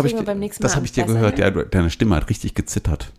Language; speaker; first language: German; native; German